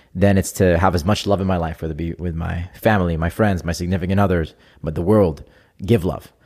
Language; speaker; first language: English; non-native, fluent; Hebrew